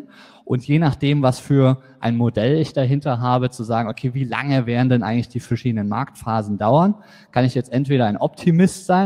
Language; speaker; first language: German; native; German